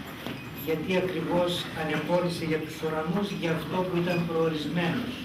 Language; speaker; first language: Greek; native; Greek